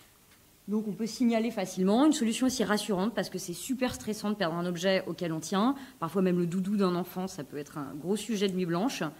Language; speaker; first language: French; native; French